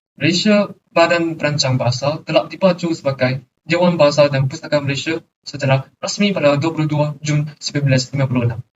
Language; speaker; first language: Malay; non-native, local second language; Chinese